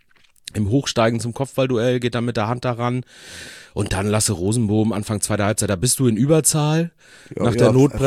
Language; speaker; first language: German; native; German